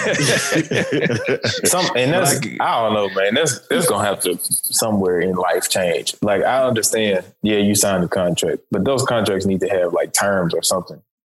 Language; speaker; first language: English; native; English